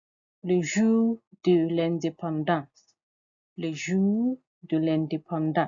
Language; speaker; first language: French; non-native, fluent; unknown